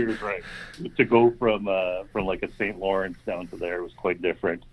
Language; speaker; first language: English; native; English